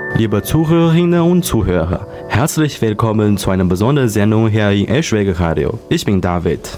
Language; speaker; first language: German; non-native, learner; Chinese